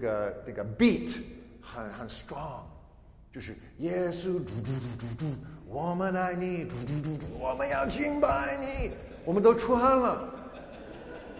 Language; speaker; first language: Chinese; non-native, fluent; English